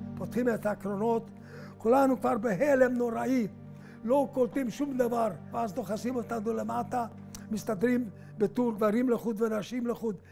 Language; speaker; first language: Hebrew; non-native, fluent; Hungarian